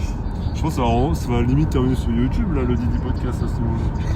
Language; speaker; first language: French; native; French